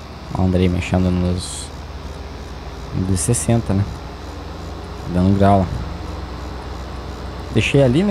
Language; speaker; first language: Portuguese; native; Portuguese